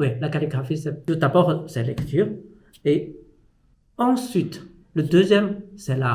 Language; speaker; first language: French; non-native, fluent; Chinese